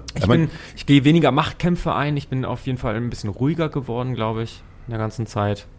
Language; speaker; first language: German; native; German